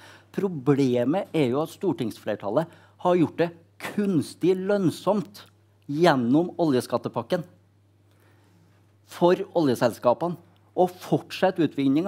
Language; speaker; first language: Norwegian; native; Norwegian